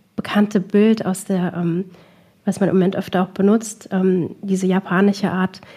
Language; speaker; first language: German; early bilingual, other home language; Arabic